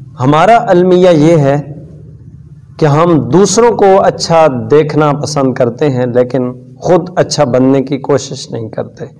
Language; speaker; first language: Urdu; non-native, local second language; Punjabi